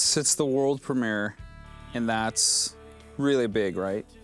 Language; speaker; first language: English; native; English